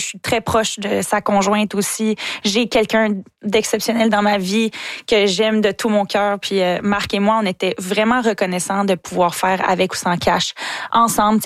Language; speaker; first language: French; native; French